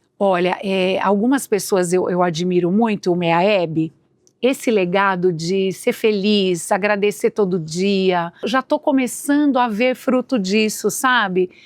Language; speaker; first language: Portuguese; native; Portuguese